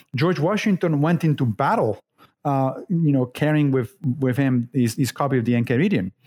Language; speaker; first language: English; non-native, fluent; Italian